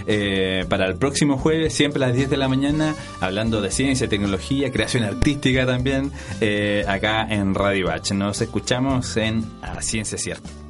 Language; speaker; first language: Spanish; native; Spanish